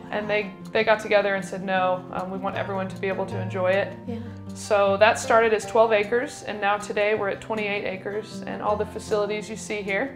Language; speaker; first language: English; native; English